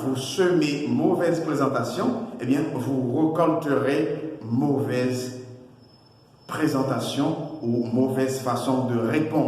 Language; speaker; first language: French; non-native, local second language; Haitian Creole